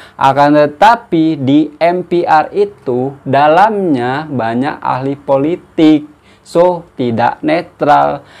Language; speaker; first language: Indonesian; native; Indonesian